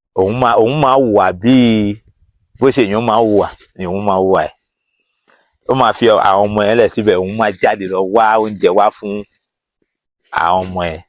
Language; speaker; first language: Yoruba; non-native, local second language; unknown